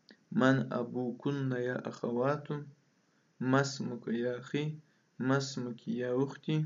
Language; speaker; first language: Arabic; non-native, fluent; Russian